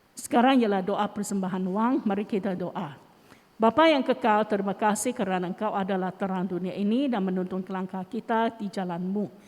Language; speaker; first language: Malay; non-native, local second language; Chinese